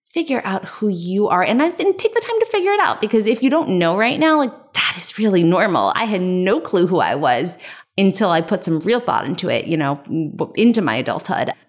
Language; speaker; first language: English; native; English